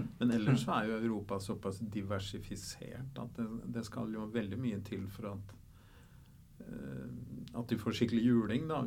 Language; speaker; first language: Norwegian; native; Norwegian